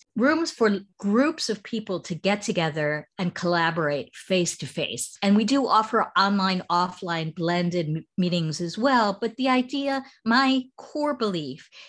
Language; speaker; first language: English; native; English